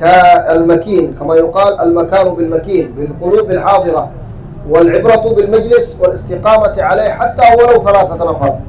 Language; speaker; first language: Arabic; native; Arabic